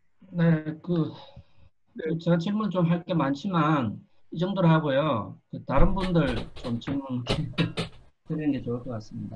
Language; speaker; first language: Korean; native; Korean